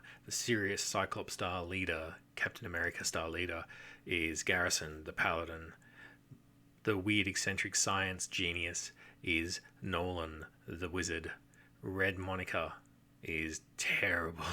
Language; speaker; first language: English; native; English